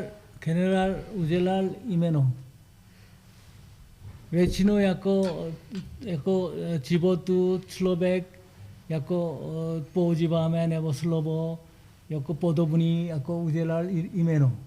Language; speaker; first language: Czech; non-native, learner; Korean